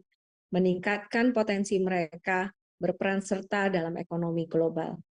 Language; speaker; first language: Indonesian; native; Indonesian